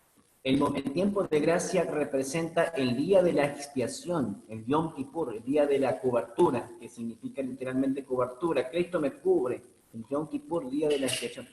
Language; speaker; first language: Spanish; native; Spanish